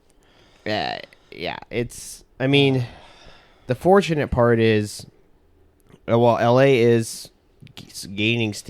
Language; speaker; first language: English; native; English